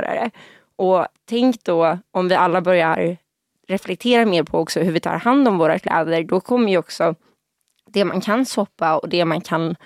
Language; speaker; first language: Swedish; early bilingual, other home language; Portuguese